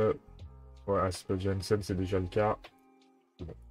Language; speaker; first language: French; native; French